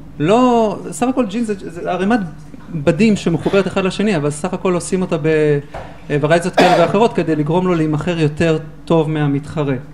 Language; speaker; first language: Hebrew; native; Hebrew